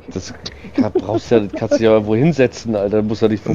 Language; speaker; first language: German; native; German